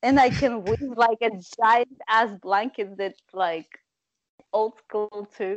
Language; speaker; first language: English; non-native, fluent; Russian